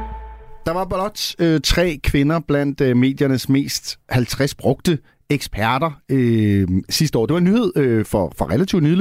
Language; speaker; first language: Danish; native; Danish